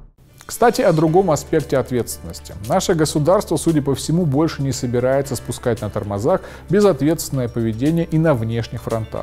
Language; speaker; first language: Russian; native; Russian